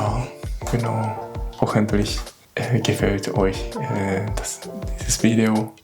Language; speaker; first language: German; non-native, learner; Japanese